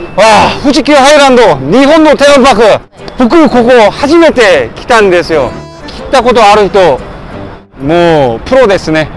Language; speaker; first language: Japanese; non-native, fluent; Korean